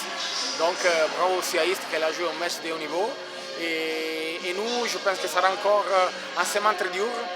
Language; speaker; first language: French; non-native, fluent; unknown